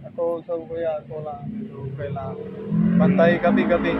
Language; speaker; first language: Filipino; non-native, learner; Punjabi